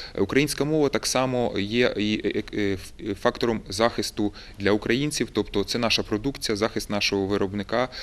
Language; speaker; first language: Ukrainian; native; Ukrainian